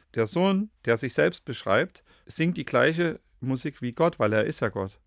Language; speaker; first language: German; native; German